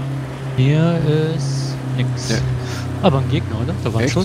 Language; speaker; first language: German; native; German